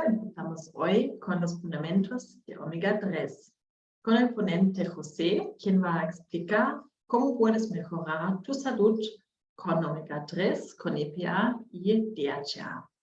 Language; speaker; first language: Spanish; non-native, learner; German